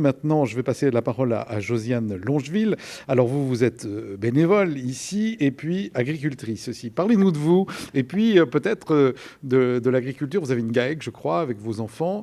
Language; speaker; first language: French; native; French